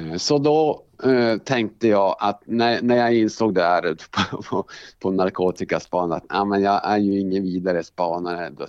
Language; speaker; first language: Swedish; native; Swedish